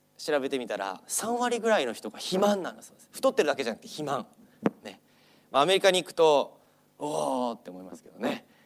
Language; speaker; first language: Japanese; non-native, fluent; English